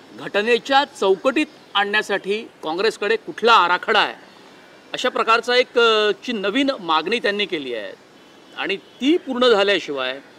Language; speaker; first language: Marathi; native; Marathi